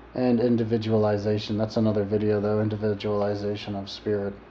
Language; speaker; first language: English; native; English